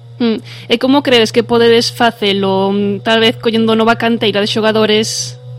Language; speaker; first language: Galician; native; Galician